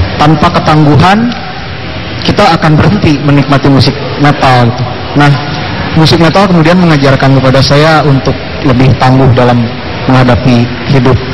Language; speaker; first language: Indonesian; native; Indonesian